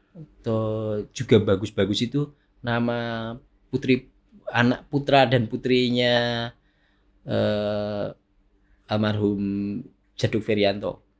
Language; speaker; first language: Indonesian; native; Indonesian